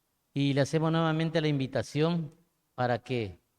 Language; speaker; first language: Spanish; native; Spanish